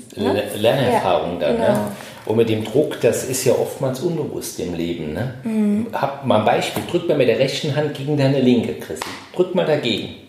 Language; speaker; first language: German; native; German